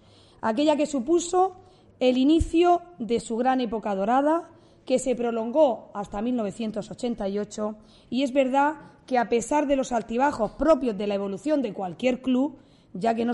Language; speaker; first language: Spanish; native; Spanish